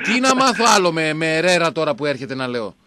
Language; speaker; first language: Greek; native; Greek